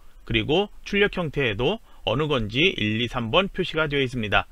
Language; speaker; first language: Korean; native; Korean